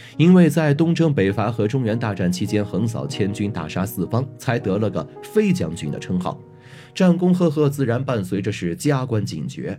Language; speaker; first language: Chinese; native; Chinese